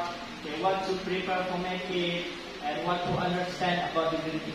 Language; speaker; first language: English; non-native, fluent; Indonesian